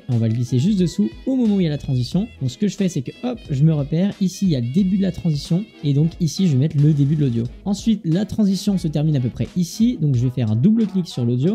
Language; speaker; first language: French; native; French